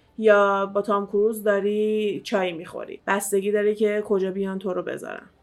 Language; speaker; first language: Persian; early bilingual, heritage; Persian